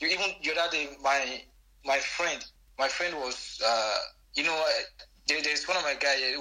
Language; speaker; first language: English; non-native, local second language; Bini